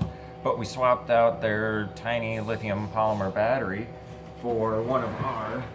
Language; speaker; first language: English; native; English